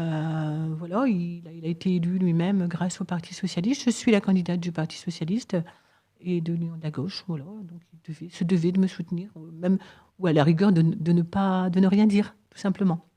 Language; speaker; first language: French; native; French